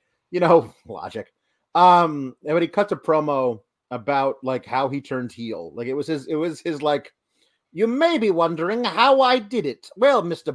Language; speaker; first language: English; native; English